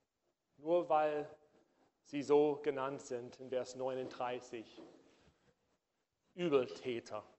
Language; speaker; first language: German; non-native, fluent; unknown